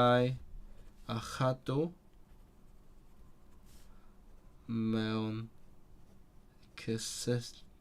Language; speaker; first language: Welsh; non-native, learner; Cantonese